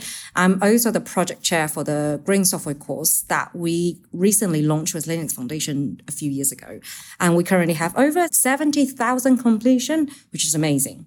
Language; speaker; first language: English; non-native, fluent; Chinese